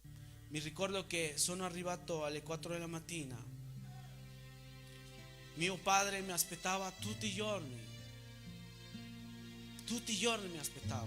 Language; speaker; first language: Italian; non-native, fluent; Spanish